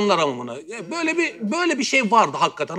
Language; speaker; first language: Turkish; native; Turkish